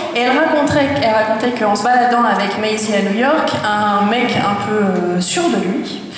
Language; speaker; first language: French; native; French